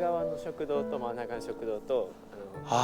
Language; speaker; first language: Japanese; native; Japanese